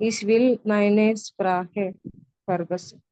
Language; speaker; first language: German; non-native, learner; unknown